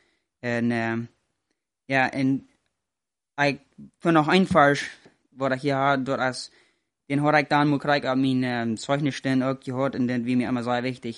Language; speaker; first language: German; non-native, learner; Plautdietsch